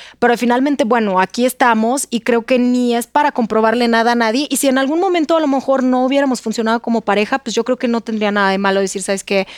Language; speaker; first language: Spanish; non-native, fluent; Russian